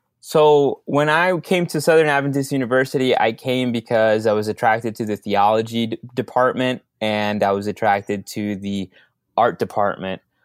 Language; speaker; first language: English; early bilingual, other home language; Spanish